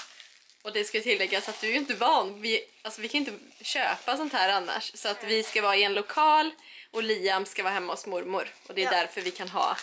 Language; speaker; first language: Swedish; native; Swedish